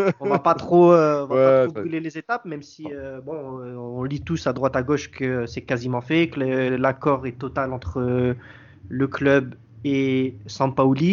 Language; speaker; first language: French; native; French